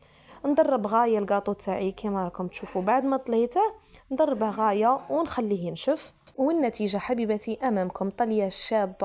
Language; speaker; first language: Arabic; native; Arabic